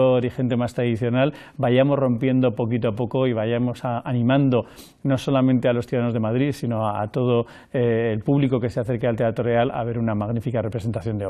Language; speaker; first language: Spanish; native; Spanish